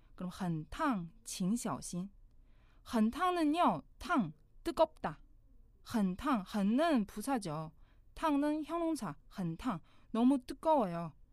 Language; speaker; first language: Korean; non-native, fluent; Chinese